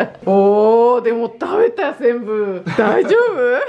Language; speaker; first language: Japanese; non-native, fluent; Spanish